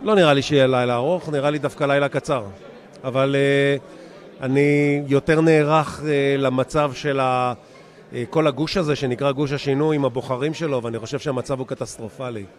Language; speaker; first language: Hebrew; native; Hebrew